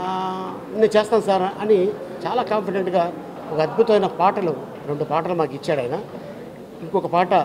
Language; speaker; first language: Telugu; native; Telugu